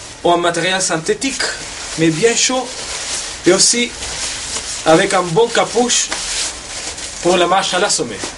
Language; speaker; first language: French; non-native, fluent; Spanish